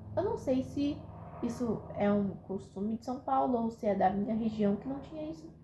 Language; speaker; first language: Portuguese; native; Portuguese